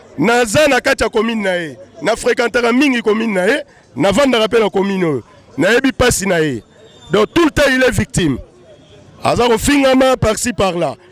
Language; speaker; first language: Lingala; native; Lingala